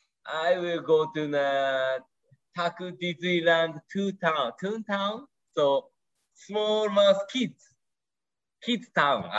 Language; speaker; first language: English; non-native, learner; Japanese